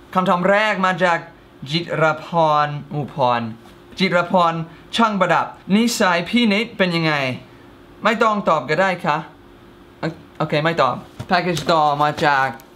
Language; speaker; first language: Thai; non-native, fluent; English